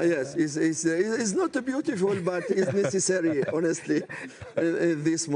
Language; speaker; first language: English; non-native, learner; French